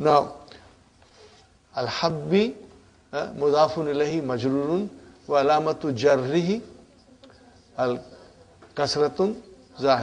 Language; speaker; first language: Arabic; non-native, fluent; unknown